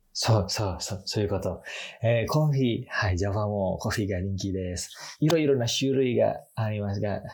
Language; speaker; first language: Japanese; non-native, fluent; Indonesian